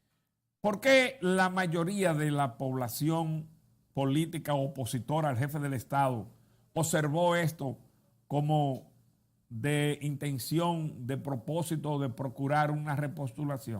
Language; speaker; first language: Spanish; native; Spanish